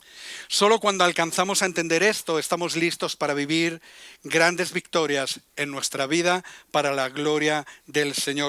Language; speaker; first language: Spanish; native; Spanish